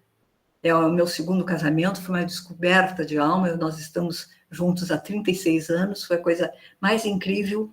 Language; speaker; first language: Portuguese; native; Portuguese